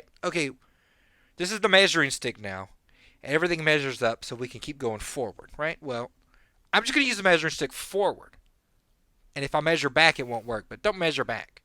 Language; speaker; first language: English; native; English